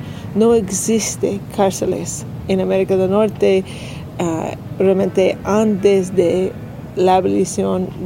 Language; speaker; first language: Spanish; non-native, learner; English